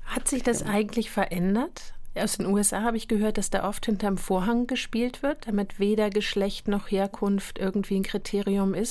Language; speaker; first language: German; native; German